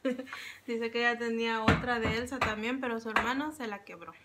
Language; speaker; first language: Spanish; native; Spanish